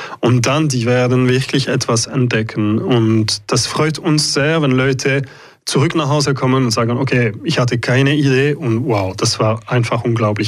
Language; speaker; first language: German; non-native, local second language; French